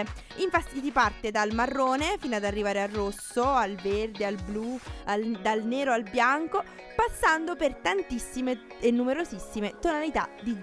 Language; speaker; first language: Italian; native; Italian